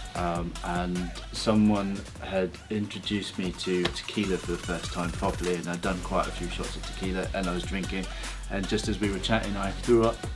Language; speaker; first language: English; native; English